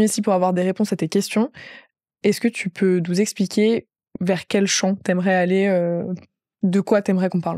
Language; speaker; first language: French; native; French